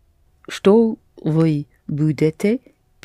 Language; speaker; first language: Russian; non-native, learner; English